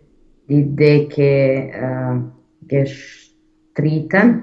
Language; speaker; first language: German; non-native, learner; Romanian